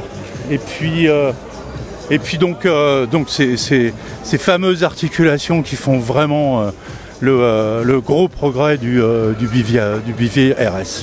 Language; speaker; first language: French; native; French